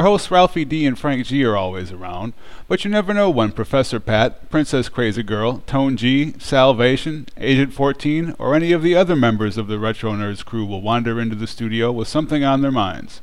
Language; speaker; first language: English; native; English